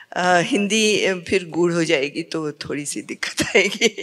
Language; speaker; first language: Hindi; native; Hindi